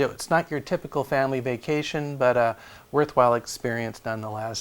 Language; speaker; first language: English; native; English